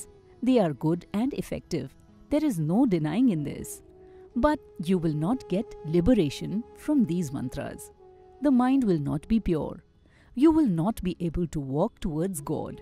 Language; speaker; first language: English; non-native, local second language; Hindi